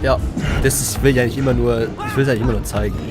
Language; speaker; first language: German; native; German